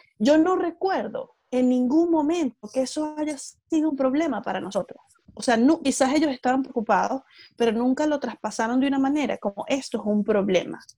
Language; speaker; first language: Spanish; native; Spanish